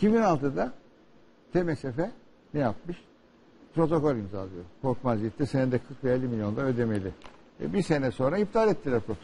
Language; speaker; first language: Turkish; native; Turkish